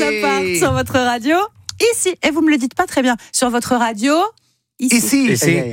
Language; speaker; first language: French; native; French